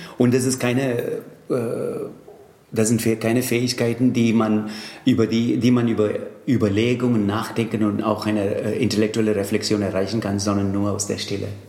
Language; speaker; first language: German; non-native, fluent; Tamil